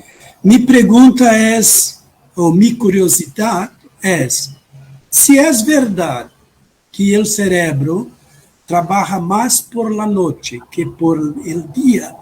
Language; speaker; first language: Spanish; non-native, fluent; Portuguese